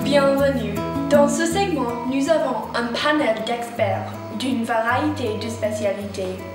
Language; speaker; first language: French; non-native, learner; English